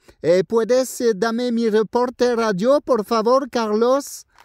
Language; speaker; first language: Spanish; non-native, learner; French